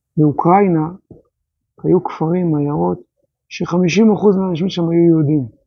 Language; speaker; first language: Hebrew; native; Hebrew